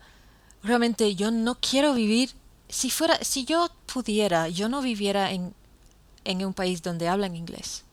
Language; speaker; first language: Spanish; non-native, fluent; English